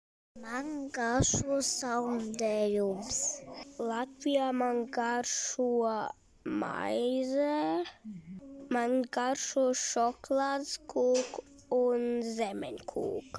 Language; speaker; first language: Latvian; early bilingual, heritage; Latvian